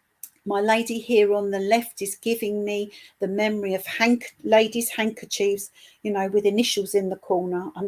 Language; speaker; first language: English; native; English